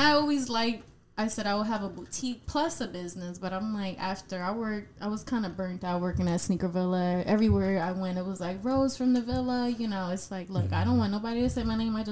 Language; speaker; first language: English; non-native, fluent; Spanish